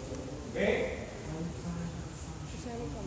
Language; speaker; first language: Spanish; native; Spanish